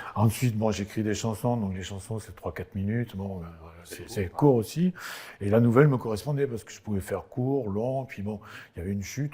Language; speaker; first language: French; native; French